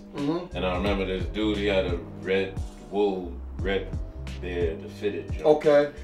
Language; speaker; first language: English; native; English